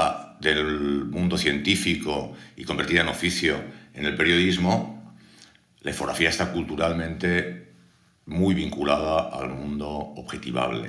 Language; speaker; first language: Spanish; native; Spanish